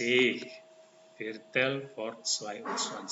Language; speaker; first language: German; non-native, learner; Indonesian